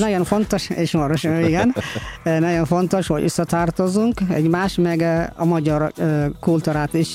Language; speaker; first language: Hungarian; non-native, fluent; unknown